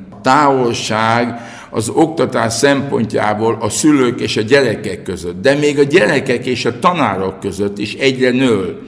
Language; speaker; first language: Hungarian; native; Hungarian